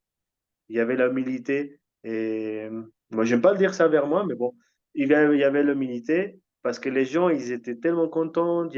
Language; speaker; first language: French; non-native, fluent; Spanish